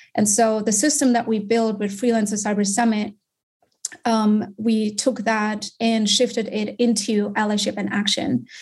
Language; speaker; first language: English; non-native, fluent; German